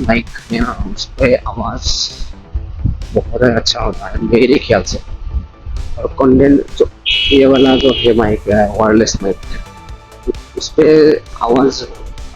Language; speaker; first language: Hindi; non-native, local second language; Assamese